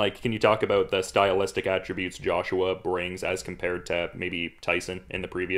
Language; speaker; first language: English; native; English